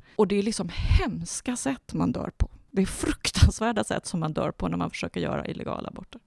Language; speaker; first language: Swedish; early bilingual, other home language; Spanish